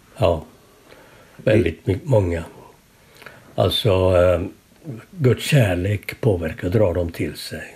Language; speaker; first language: Swedish; native; Swedish